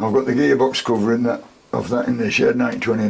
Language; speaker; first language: English; native; English